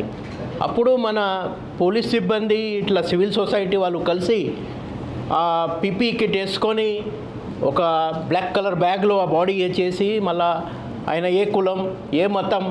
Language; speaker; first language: Telugu; non-native, fluent; Marathi